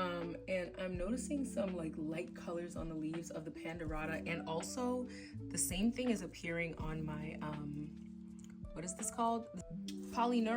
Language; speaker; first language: English; native; English